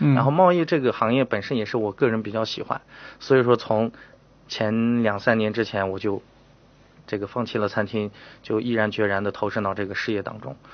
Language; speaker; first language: Chinese; native; Chinese